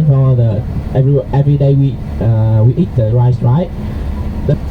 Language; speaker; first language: English; non-native, learner; Vietnamese